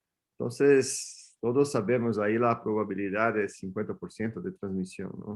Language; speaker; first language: Spanish; non-native, fluent; Portuguese